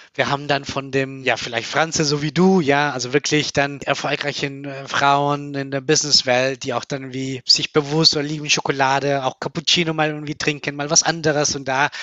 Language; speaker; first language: German; non-native, fluent; Spanish